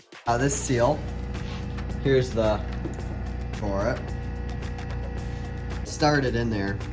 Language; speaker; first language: English; native; English